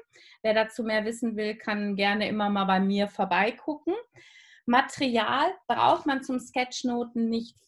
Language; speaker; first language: German; native; German